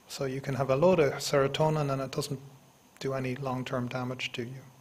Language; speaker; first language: English; native; English